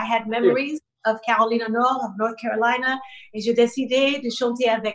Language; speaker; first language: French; non-native, learner; English